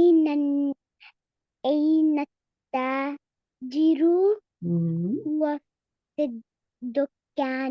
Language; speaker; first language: Arabic; non-native, learner; Urdu